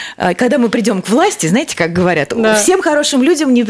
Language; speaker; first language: Russian; native; Russian